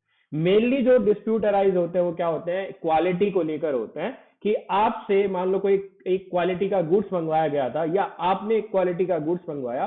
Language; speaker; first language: Hindi; native; Hindi